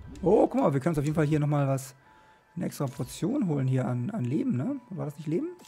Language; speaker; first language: German; native; German